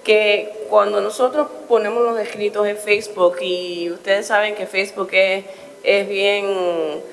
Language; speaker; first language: Spanish; early bilingual, heritage; Spanish